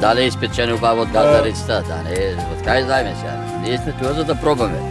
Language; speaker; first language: Macedonian; native; Macedonian